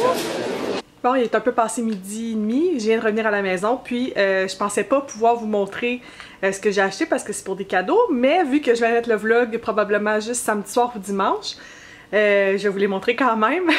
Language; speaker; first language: French; native; French